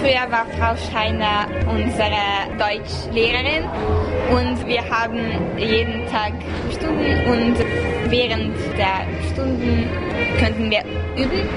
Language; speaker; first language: German; non-native, learner; Hungarian